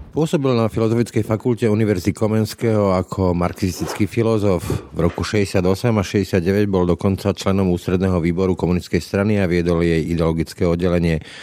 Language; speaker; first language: Slovak; native; Slovak